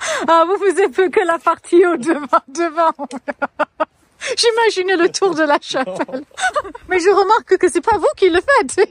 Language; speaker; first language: French; non-native, fluent; English